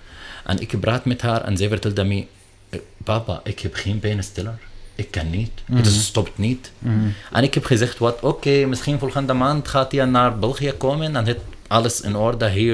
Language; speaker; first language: Dutch; non-native, learner; Arabic